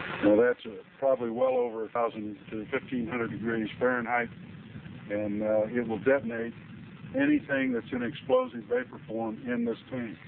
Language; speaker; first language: English; native; English